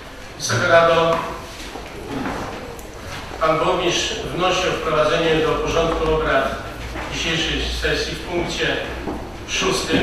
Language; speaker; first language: Polish; native; Polish